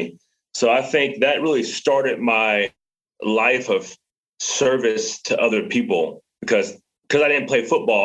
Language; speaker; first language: English; native; English